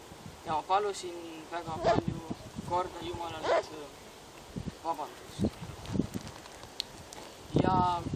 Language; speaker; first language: Estonian; non-native, local second language; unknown